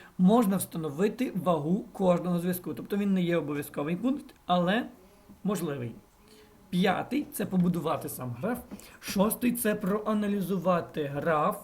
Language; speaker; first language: Ukrainian; non-native, local second language; Russian